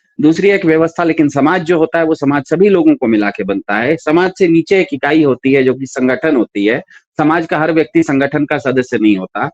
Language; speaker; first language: Hindi; non-native, local second language; Kannada